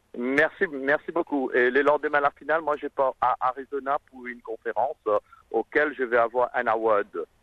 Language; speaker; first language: French; non-native, local second language; Morisyen